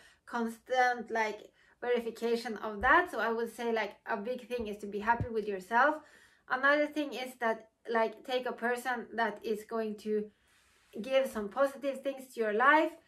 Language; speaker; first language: English; non-native, fluent; Norwegian